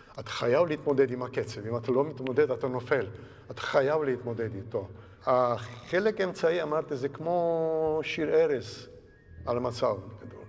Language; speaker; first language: Hebrew; non-native, fluent; Georgian